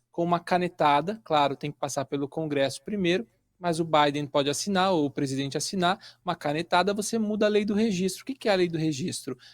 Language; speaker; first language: Portuguese; native; Portuguese